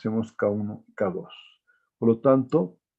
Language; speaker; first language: Spanish; native; Spanish